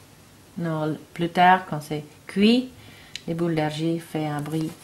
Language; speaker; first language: French; non-native, learner; English